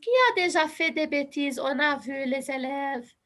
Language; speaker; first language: French; non-native, fluent; Arabic